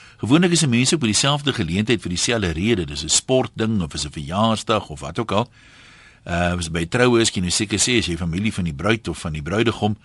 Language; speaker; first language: Afrikaans; native; Afrikaans